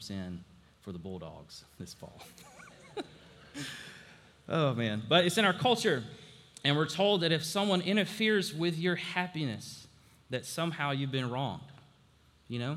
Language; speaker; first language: English; native; English